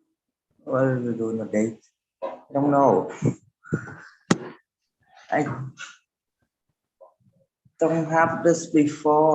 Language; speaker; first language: English; non-native, learner; Vietnamese